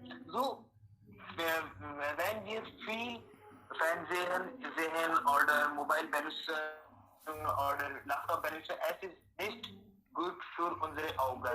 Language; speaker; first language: German; non-native, learner; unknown